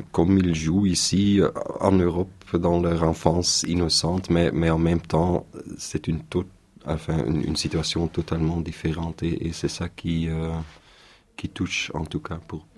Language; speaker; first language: French; non-native, local second language; Dutch